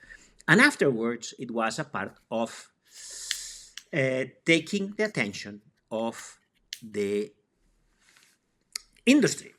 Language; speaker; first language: English; non-native, fluent; Spanish